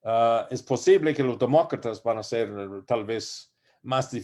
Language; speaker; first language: Spanish; non-native, learner; English